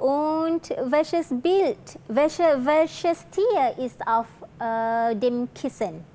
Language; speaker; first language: German; non-native, fluent; Malay